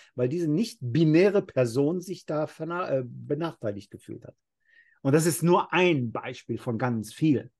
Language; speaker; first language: German; non-native, fluent; Spanish